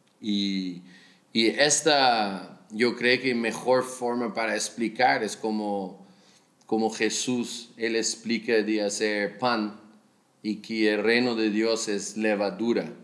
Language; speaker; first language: Spanish; non-native, learner; Dutch